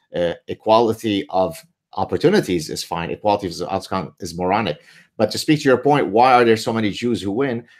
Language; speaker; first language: English; early bilingual, other home language; Arabic